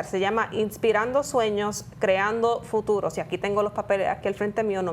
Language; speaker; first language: Spanish; native; Spanish